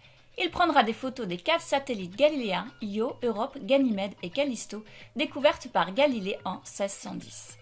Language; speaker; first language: French; native; French